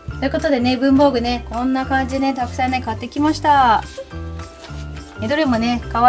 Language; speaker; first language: Japanese; native; Japanese